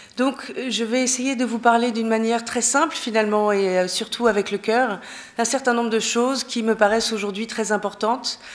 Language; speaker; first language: French; native; French